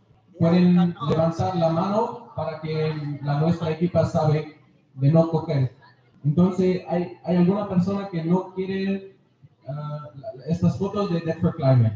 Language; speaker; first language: Spanish; non-native, learner; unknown